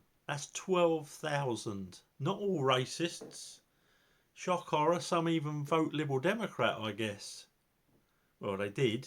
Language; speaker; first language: English; native; English